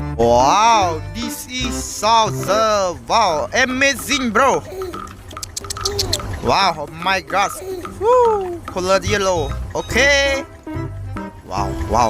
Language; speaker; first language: English; non-native, learner; Khmer